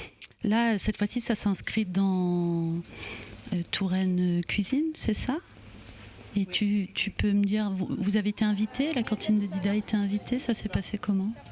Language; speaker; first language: French; native; French